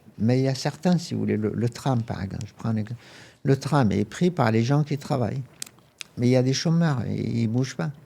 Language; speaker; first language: French; non-native, fluent; Arabic